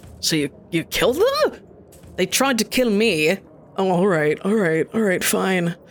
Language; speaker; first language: English; native; English